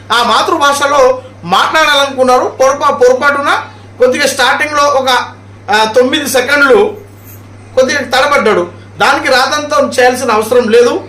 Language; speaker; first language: Telugu; non-native, local second language; Marathi